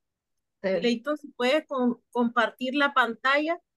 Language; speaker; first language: Spanish; native; Spanish